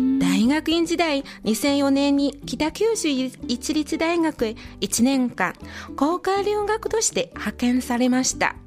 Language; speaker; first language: Japanese; non-native, fluent; Chinese